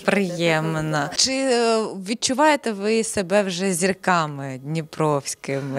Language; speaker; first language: Ukrainian; native; Ukrainian